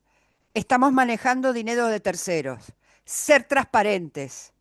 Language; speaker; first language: Spanish; native; Spanish